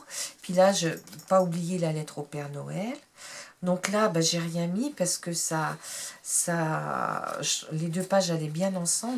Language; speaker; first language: French; native; French